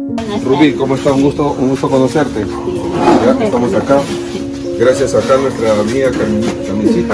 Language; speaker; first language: Spanish; native; Spanish